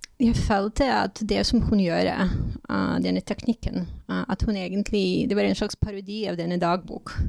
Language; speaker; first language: Norwegian; non-native, fluent; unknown